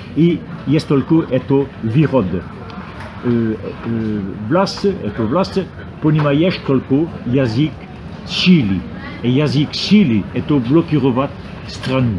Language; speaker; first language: Russian; non-native, fluent; French